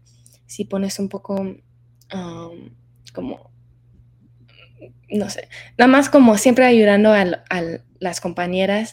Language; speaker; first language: Spanish; early bilingual, heritage; Spanish